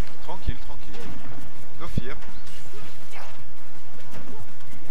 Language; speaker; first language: French; native; French